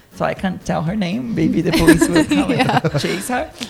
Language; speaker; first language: English; non-native, fluent; Portuguese